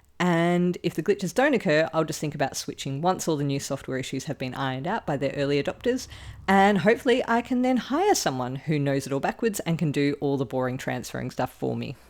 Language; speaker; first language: English; native; English